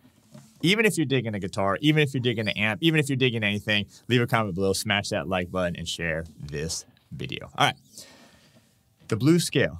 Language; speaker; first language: English; native; English